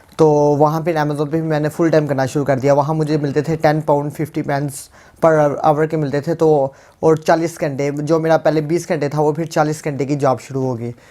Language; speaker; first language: Urdu; non-native, local second language; Punjabi